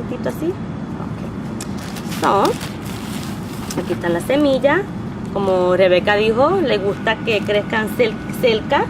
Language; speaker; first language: Spanish; early bilingual, heritage; Spanish